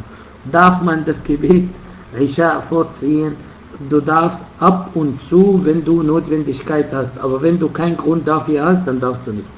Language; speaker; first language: German; non-native, fluent; Arabic